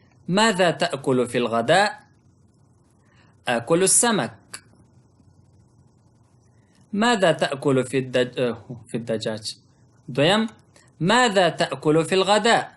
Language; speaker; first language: Arabic; non-native, fluent; Pashto